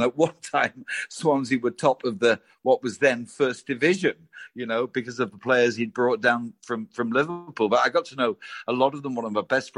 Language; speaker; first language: English; native; English